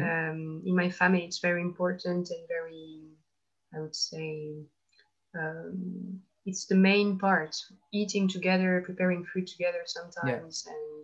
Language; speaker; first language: English; non-native, fluent; French